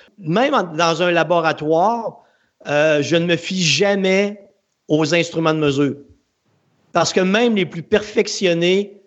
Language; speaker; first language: French; native; French